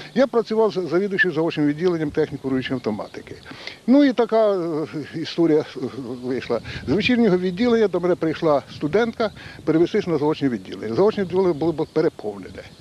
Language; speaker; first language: Ukrainian; native; Ukrainian